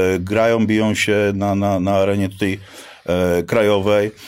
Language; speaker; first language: Polish; native; Polish